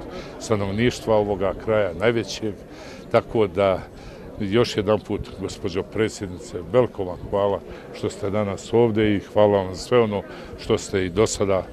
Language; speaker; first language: Serbian; native; Serbian